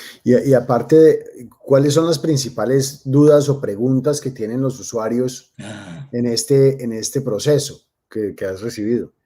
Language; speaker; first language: Spanish; native; Spanish